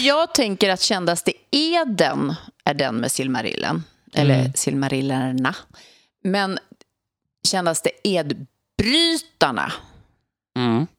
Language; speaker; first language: Swedish; native; Swedish